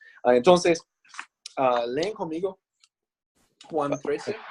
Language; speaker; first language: Spanish; non-native, fluent; English